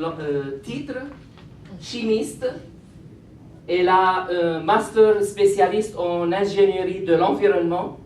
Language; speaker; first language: French; non-native, fluent; Arabic